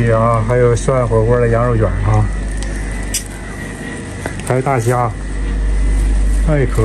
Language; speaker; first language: Chinese; native; Chinese